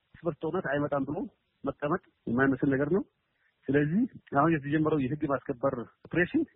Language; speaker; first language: Amharic; non-native, local second language; Somali